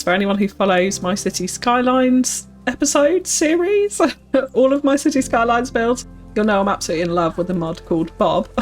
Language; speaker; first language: English; native; English